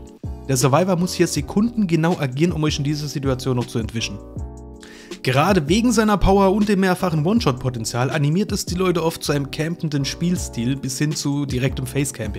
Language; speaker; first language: German; native; German